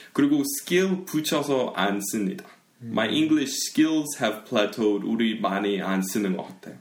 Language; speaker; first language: Korean; early bilingual, heritage; Korean